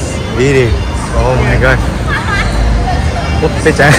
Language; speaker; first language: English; non-native, learner; Japanese